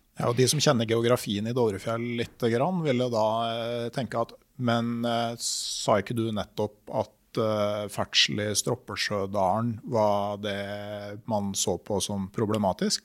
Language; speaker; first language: Norwegian; native; Norwegian